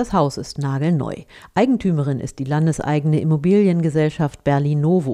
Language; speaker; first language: German; native; German